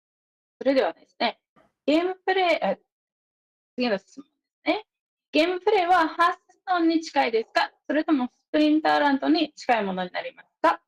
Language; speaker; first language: Japanese; native; Japanese